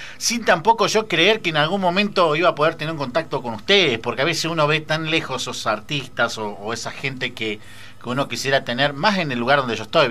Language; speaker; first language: Spanish; native; Spanish